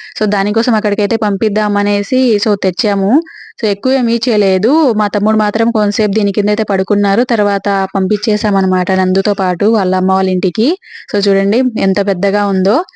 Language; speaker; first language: Telugu; non-native, local second language; Lambadi